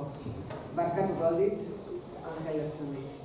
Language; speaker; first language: Basque; native; Basque